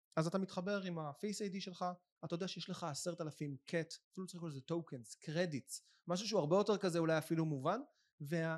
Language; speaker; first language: Hebrew; native; Hebrew